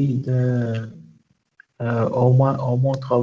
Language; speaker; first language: French; non-native, learner; Arabic